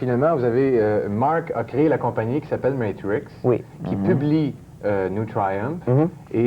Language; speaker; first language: French; native; French